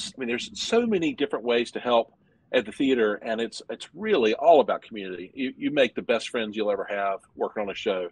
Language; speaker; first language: English; native; English